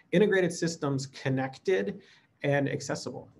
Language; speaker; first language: English; native; English